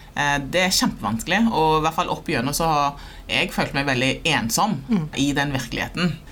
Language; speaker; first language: Norwegian; early bilingual, other home language; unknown